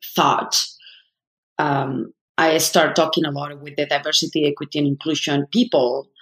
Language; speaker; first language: English; non-native, fluent; Spanish